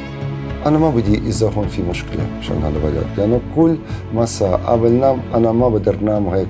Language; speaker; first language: Arabic; non-native, learner; Russian